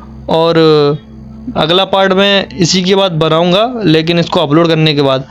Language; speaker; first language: Hindi; native; Hindi